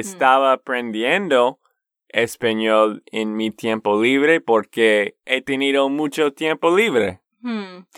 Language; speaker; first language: Spanish; non-native, fluent; English